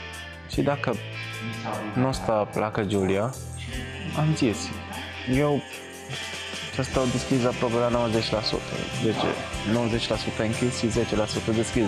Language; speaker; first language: Romanian; non-native, learner; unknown